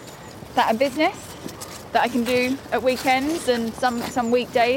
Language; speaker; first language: English; native; English